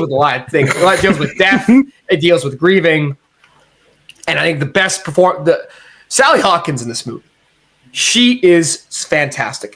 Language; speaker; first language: English; native; English